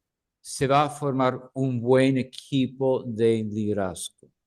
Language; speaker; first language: Spanish; non-native, fluent; English